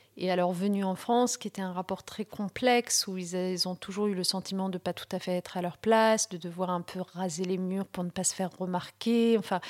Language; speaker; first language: French; early bilingual, other home language; Riffian